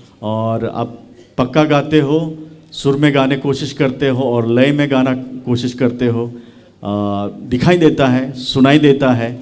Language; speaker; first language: Hindi; non-native, local second language; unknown